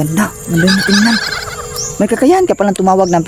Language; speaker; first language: Filipino; non-native, local second language; Cebuano